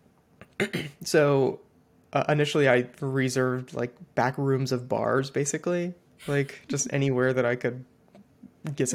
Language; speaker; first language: English; native; English